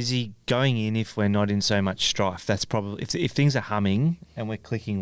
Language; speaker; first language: English; native; English